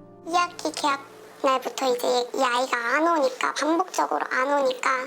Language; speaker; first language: Korean; native; Korean